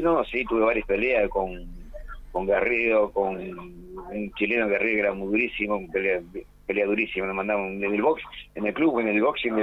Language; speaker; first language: Spanish; native; Spanish